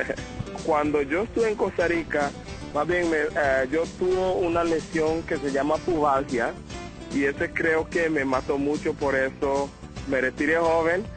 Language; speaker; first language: Spanish; non-native, fluent; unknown